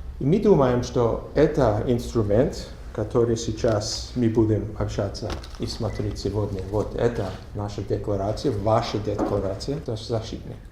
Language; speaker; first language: Russian; non-native, learner; English